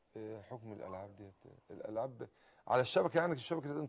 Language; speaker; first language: Arabic; native; Arabic